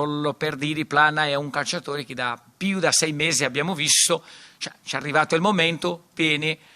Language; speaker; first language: Italian; non-native, fluent; Portuguese